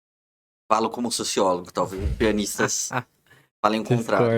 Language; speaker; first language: Portuguese; native; Portuguese